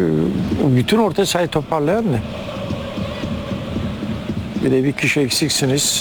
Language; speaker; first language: Turkish; native; Turkish